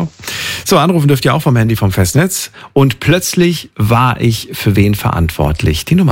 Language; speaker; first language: German; native; German